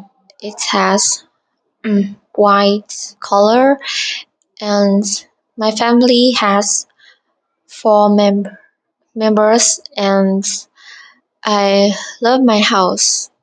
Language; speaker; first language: English; non-native, learner; Vietnamese